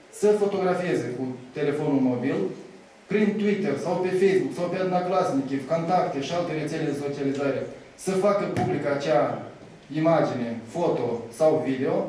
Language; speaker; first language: Romanian; native; Romanian